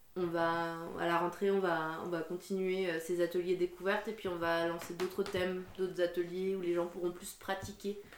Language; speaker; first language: French; native; French